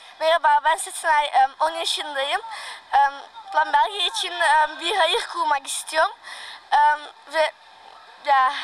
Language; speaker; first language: Turkish; early bilingual, heritage; Turkish